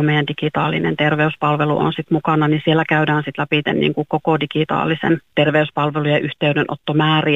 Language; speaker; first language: Finnish; native; Finnish